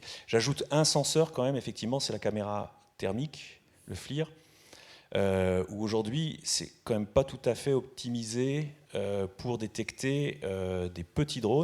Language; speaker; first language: French; native; French